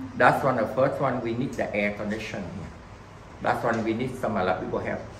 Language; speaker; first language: English; non-native, learner; Vietnamese